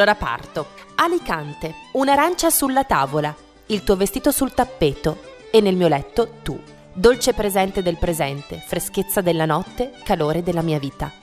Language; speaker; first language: Italian; native; Italian